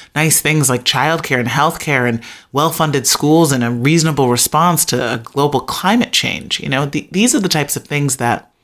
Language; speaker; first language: English; native; English